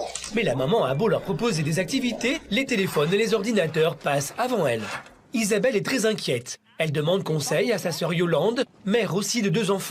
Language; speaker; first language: French; native; French